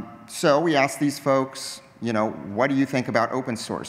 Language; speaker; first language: English; native; English